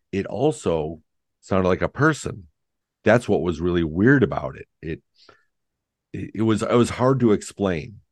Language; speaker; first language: English; native; English